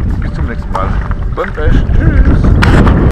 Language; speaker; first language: German; non-native, fluent; French